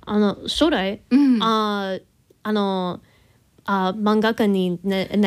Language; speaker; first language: Japanese; non-native, learner; English